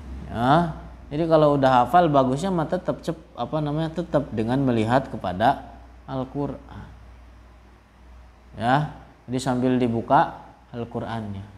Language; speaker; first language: Indonesian; native; Indonesian